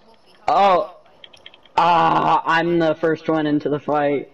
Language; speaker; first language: English; native; English